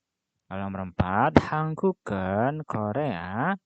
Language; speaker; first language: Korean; non-native, fluent; Indonesian